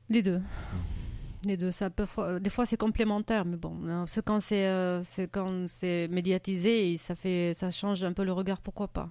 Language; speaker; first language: French; non-native, fluent; Arabic